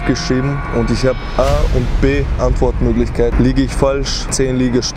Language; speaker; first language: German; early bilingual, other home language; Chechen